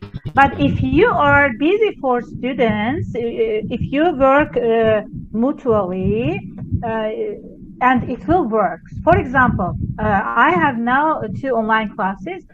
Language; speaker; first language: English; non-native, fluent; Azerbaijani